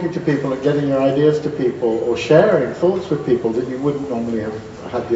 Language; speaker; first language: English; native; English